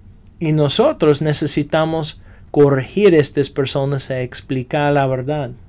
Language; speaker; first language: Spanish; non-native, fluent; English